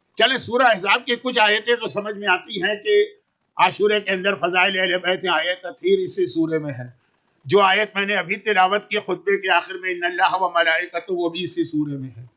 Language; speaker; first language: Urdu; native; Urdu